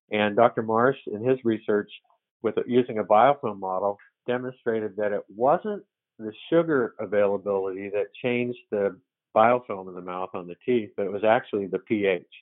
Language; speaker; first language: English; native; English